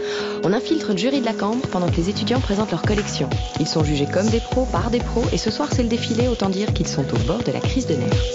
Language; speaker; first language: French; native; French